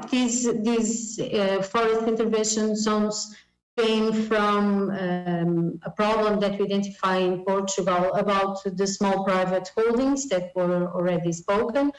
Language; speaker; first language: English; non-native, fluent; Portuguese